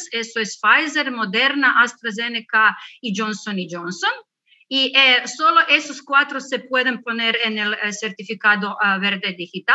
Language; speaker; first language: Spanish; non-native, learner; Croatian